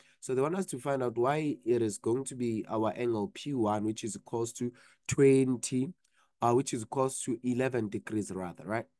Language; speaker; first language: English; non-native, local second language; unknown